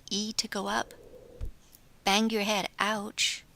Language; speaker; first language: English; native; English